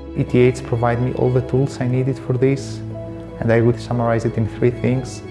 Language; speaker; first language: English; non-native, fluent; Greek